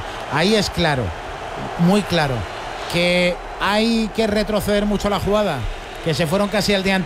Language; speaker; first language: Spanish; native; Spanish